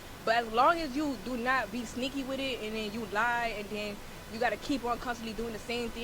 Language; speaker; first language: English; native; English